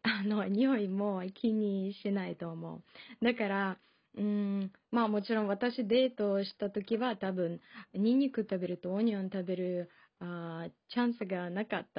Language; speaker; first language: Japanese; non-native, fluent; Russian